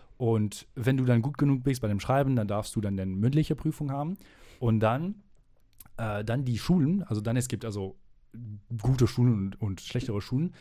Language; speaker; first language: German; non-native, fluent; French